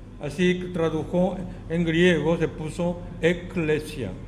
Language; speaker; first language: Spanish; non-native, fluent; Korean